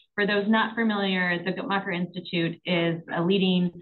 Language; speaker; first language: English; native; English